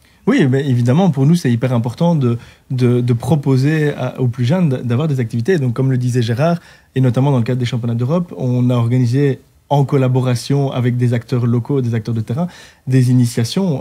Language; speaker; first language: French; native; French